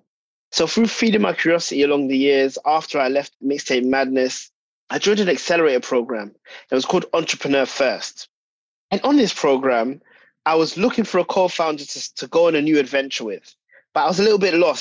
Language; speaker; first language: English; native; English